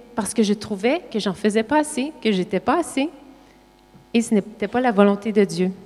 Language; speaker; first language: French; native; French